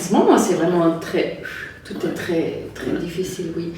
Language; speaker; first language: French; non-native, fluent; German